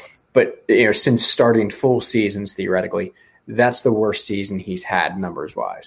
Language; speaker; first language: English; native; English